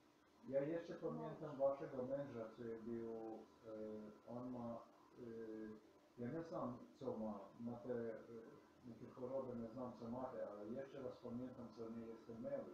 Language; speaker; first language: Polish; non-native, learner; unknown